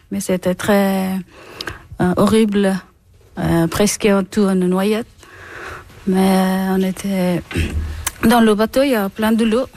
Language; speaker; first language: French; non-native, learner; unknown